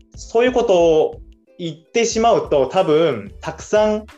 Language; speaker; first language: Japanese; non-native, fluent; Korean